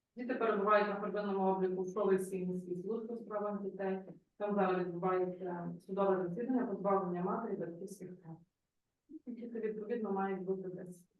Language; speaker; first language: Ukrainian; native; Ukrainian